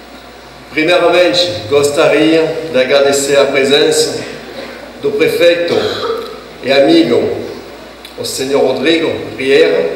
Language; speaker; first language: Portuguese; non-native, fluent; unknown